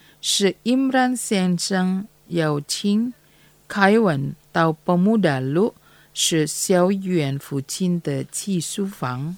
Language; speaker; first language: Chinese; non-native, fluent; Indonesian